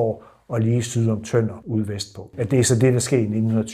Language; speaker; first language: Danish; native; Danish